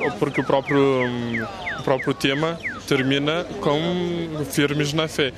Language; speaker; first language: Portuguese; non-native, local second language; Kabuverdianu